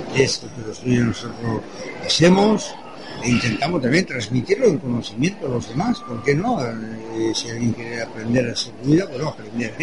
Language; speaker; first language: Spanish; non-native, fluent; French